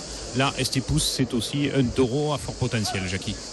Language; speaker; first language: French; native; French